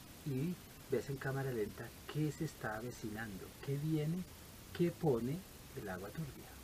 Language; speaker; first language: Spanish; native; Spanish